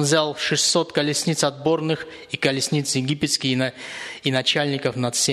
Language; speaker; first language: Russian; native; Russian